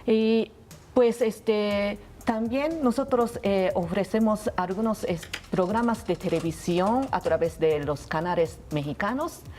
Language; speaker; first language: Spanish; non-native, learner; Japanese